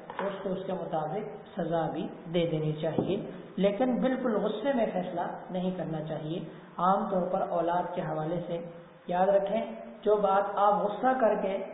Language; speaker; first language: Urdu; native; Urdu